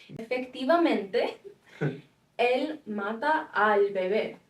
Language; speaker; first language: Spanish; non-native, fluent; English